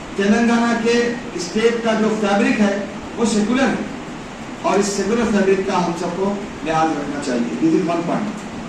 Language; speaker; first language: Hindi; non-native, local second language; Urdu